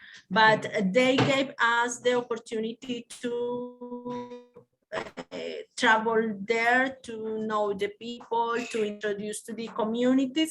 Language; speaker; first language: English; non-native, learner; Spanish